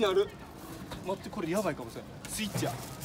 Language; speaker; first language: Japanese; native; Japanese